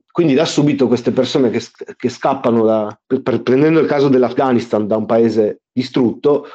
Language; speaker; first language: Italian; native; Italian